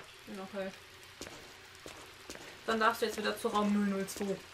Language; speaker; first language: German; native; German